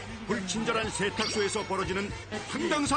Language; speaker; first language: Korean; native; Korean